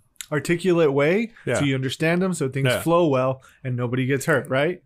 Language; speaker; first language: English; early bilingual, other home language; Spanish